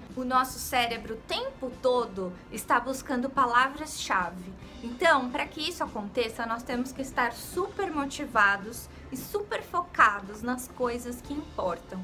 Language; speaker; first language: Portuguese; native; Portuguese